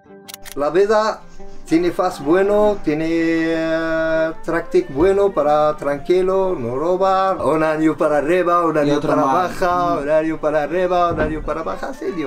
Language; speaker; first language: Spanish; non-native, learner; Arabic